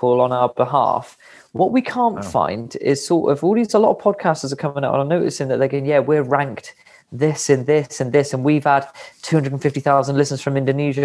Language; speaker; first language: English; native; English